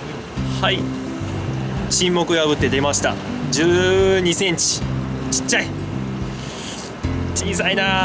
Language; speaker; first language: Japanese; native; Japanese